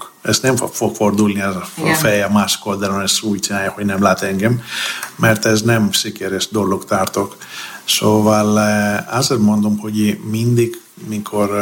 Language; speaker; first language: Hungarian; non-native, learner; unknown